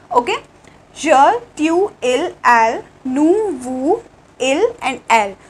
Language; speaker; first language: French; non-native, fluent; Hindi